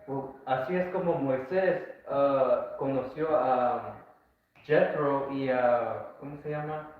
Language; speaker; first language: Spanish; early bilingual, heritage; Spanish